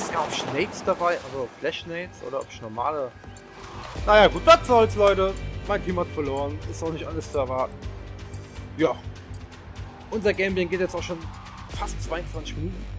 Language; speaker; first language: German; native; German